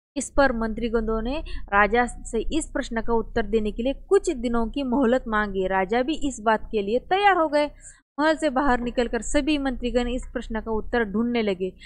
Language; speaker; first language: Hindi; non-native, local second language; Marathi